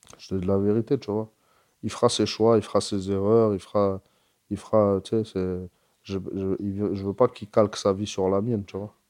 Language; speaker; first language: French; early bilingual, other home language; Arabic